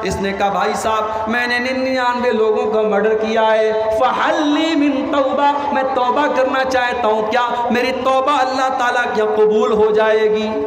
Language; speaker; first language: Urdu; native; Urdu